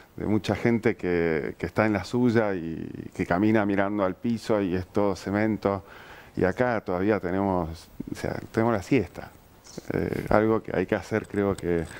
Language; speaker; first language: Spanish; early bilingual, other home language; Ukrainian